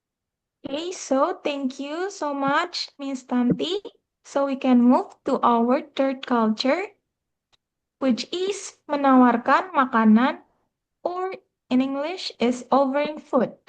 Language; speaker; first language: English; non-native, fluent; Indonesian